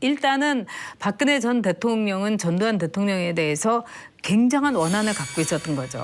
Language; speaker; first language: Korean; native; Korean